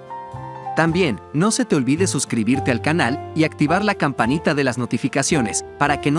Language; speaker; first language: Spanish; native; Spanish